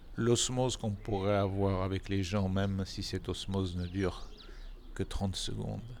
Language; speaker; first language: French; non-native, local second language; Arabic